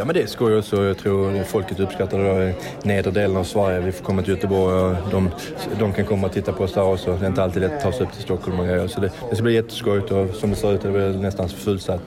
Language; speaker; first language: Swedish; native; Swedish